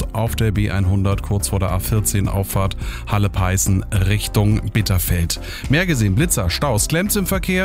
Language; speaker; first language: German; native; German